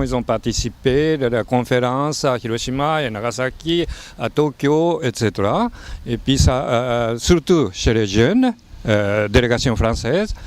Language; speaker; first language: French; non-native, fluent; Japanese